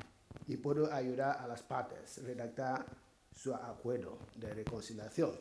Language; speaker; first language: Spanish; non-native, fluent; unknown